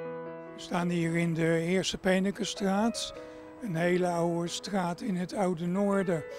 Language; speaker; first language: Dutch; native; Dutch